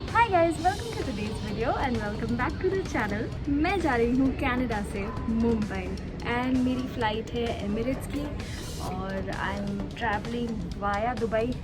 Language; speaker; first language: Hindi; native; Hindi